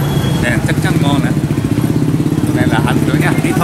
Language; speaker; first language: Vietnamese; non-native, learner; Japanese